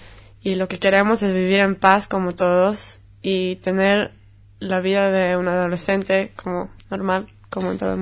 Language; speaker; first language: Spanish; non-native, fluent; Hebrew